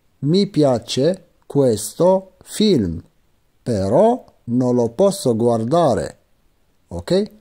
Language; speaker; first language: Italian; non-native, fluent; Arabic